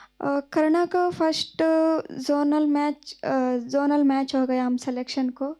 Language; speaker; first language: Hindi; non-native, local second language; Kannada